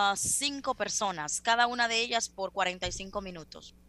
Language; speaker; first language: Spanish; native; Spanish